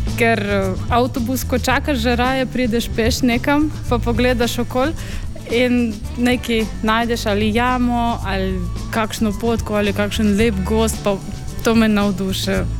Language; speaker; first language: Slovenian; non-native, fluent; Russian